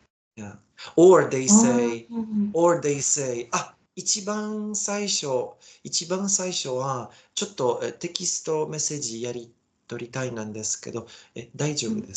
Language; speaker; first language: Japanese; non-native, learner; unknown